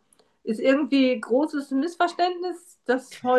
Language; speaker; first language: German; non-native, learner; Turkish